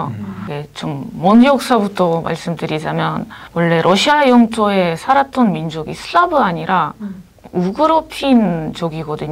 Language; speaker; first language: Korean; non-native, fluent; Ukrainian